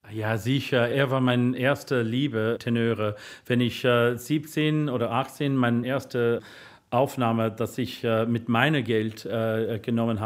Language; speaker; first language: German; non-native, learner; English